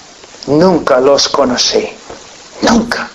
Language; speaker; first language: Spanish; non-native, fluent; English